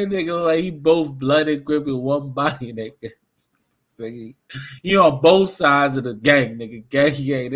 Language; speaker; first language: English; native; English